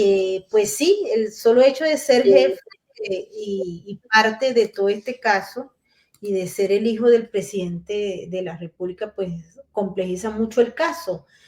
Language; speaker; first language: Spanish; native; Spanish